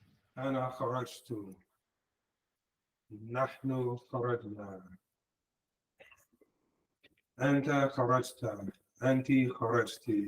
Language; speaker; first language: Arabic; non-native, learner; English